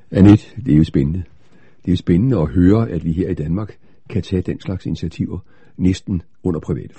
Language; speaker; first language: Danish; native; Danish